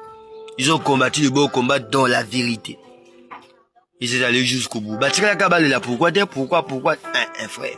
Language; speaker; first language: French; non-native, local second language; Lingala